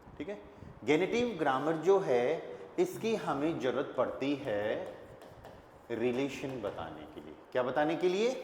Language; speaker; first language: Hindi; native; Hindi